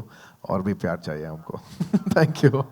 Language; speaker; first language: Hindi; non-native, local second language; Telugu